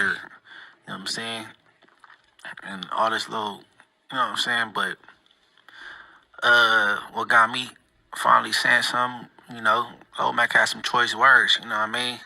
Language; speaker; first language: English; native; English